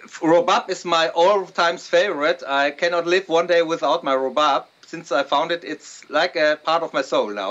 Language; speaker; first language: English; non-native, fluent; German